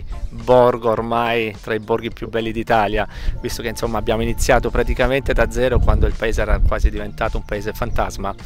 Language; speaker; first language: Italian; native; Italian